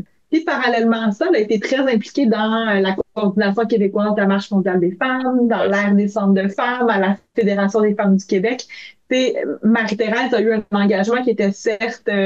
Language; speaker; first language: French; native; French